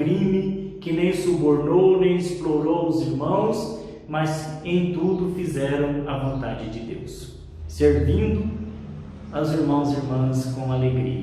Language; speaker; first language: Portuguese; native; Portuguese